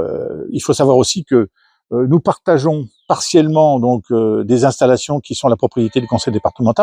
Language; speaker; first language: French; native; French